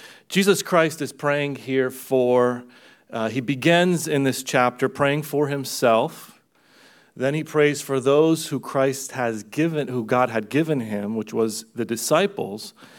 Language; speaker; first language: English; early bilingual, other home language; Romanian